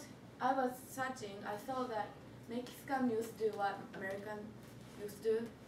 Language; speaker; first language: English; non-native, learner; Japanese